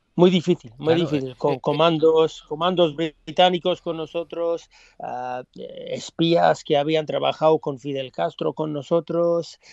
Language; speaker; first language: Spanish; non-native, fluent; English